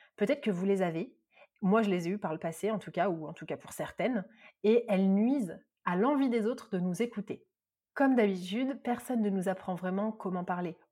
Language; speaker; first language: French; native; French